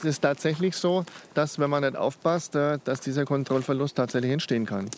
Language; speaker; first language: German; native; German